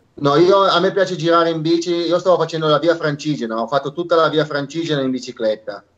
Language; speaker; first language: Italian; native; Italian